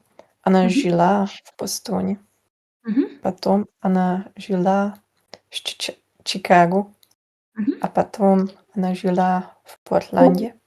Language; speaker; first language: Russian; non-native, learner; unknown